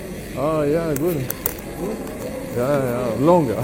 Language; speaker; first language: English; non-native, learner; French